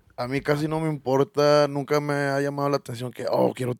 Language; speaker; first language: Spanish; early bilingual, heritage; Spanish